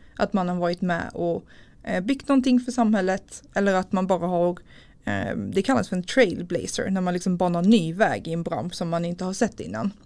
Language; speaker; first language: Swedish; native; Swedish